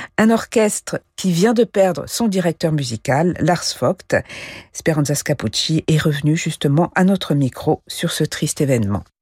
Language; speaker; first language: French; native; French